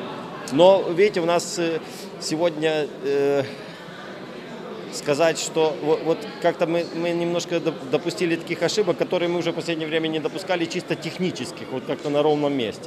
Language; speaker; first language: Russian; native; Russian